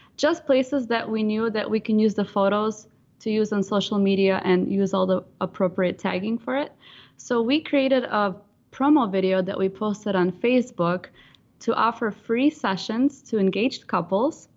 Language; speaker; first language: English; non-native, fluent; Russian